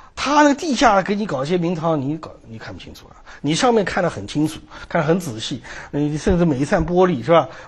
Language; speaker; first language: Chinese; native; Chinese